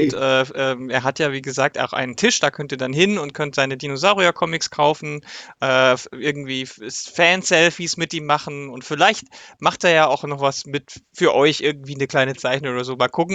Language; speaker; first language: German; native; German